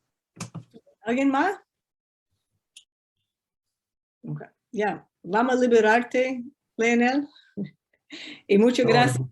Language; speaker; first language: Spanish; non-native, fluent; English